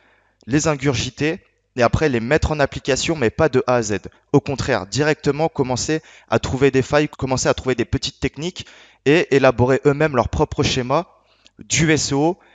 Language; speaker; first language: French; native; French